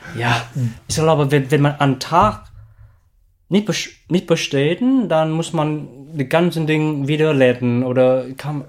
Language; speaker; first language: German; non-native, learner; Vietnamese